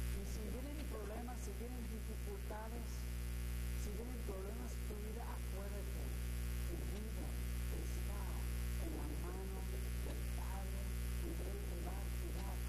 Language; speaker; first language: Spanish; non-native, fluent; English